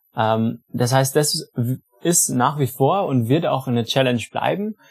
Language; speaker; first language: German; native; German